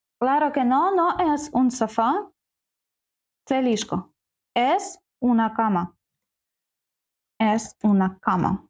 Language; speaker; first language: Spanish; non-native, learner; Ukrainian